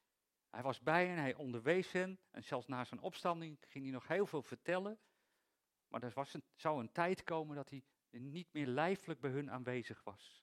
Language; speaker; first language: Dutch; native; Dutch